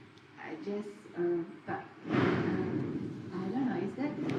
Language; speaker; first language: English; non-native, learner; Indonesian